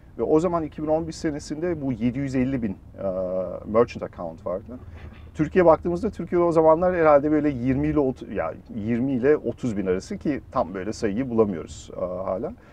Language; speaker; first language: Turkish; early bilingual, heritage; Turkish